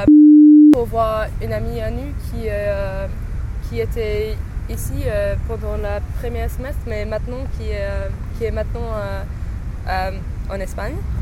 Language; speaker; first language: French; non-native, fluent; English